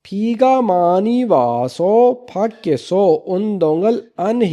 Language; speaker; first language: Korean; non-native, learner; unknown